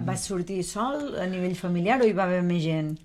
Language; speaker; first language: Catalan; native; Catalan